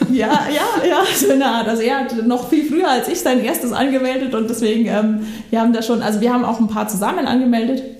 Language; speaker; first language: German; native; German